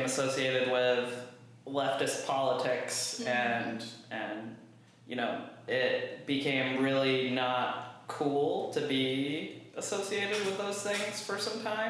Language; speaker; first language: English; native; English